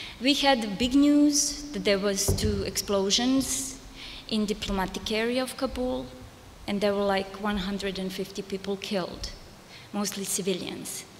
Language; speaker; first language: English; non-native, fluent; Serbian